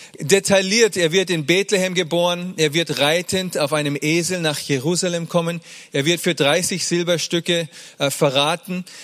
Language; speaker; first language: German; early bilingual, other home language; English